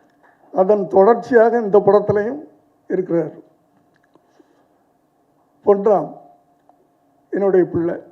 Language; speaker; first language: Tamil; native; Tamil